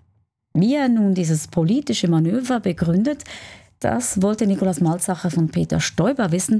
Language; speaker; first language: German; native; German